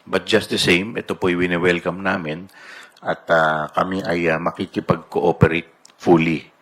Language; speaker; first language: Filipino; native; Filipino